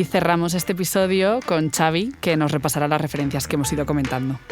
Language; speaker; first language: Spanish; native; Spanish